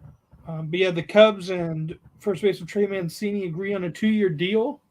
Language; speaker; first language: English; native; English